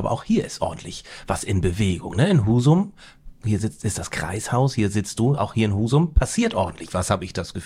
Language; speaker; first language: German; native; German